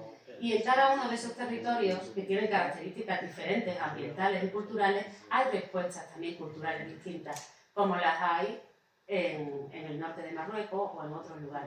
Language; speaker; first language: Spanish; native; Spanish